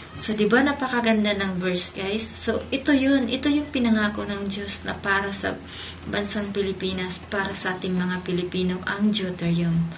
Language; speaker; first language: Filipino; non-native, local second language; Cebuano